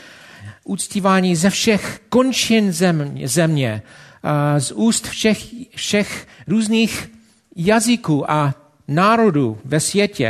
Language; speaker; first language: Czech; non-native, fluent; English